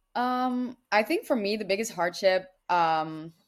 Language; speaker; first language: English; non-native, fluent; Dutch